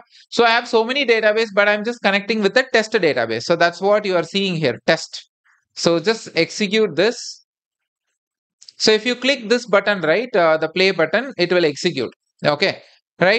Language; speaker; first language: English; non-native, local second language; Tamil